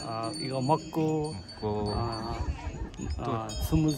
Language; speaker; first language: Korean; non-native, fluent; Nepali